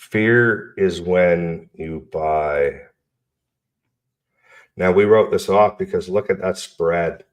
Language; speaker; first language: English; native; English